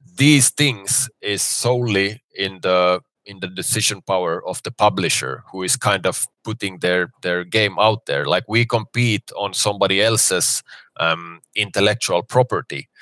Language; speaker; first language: English; non-native, fluent; Finnish